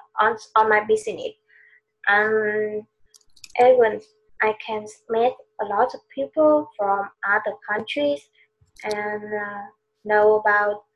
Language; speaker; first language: English; non-native, learner; Vietnamese